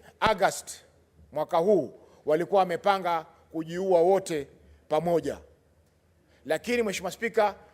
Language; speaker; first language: Swahili; native; Swahili